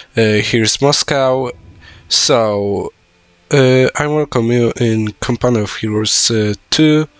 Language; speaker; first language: English; non-native, learner; Polish